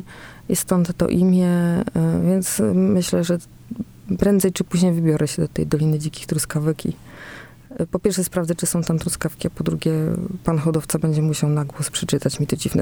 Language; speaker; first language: Polish; native; Polish